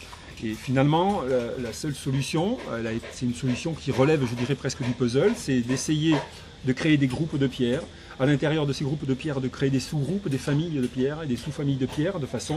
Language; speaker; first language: French; native; French